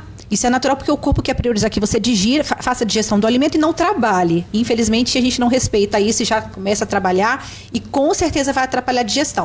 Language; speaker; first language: Portuguese; native; Portuguese